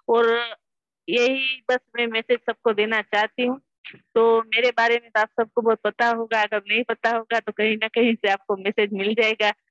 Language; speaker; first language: Hindi; non-native, local second language; Gujarati